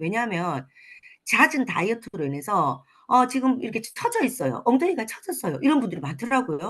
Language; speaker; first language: Korean; native; Korean